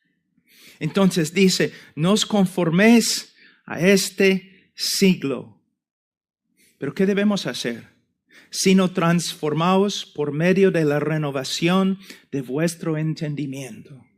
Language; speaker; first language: Spanish; non-native, fluent; English